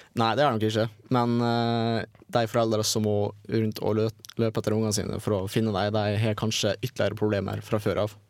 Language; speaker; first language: Norwegian; native; Norwegian